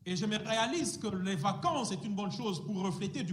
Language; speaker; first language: French; non-native, fluent; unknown